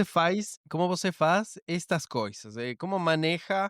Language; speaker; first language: Portuguese; non-native, learner; Spanish